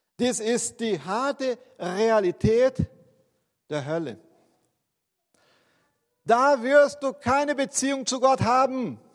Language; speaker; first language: German; non-native, fluent; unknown